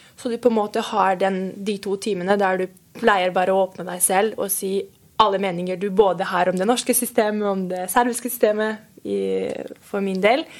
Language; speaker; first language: Norwegian; non-native, fluent; Serbian